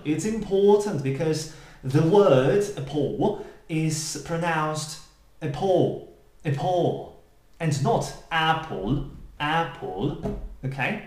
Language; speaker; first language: English; non-native, fluent; Polish